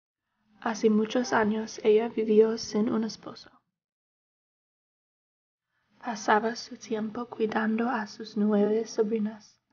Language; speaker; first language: Spanish; non-native, learner; English